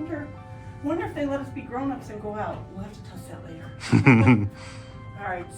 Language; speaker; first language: English; native; English